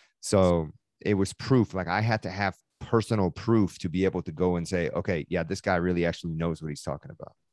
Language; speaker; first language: English; early bilingual, other home language; Persian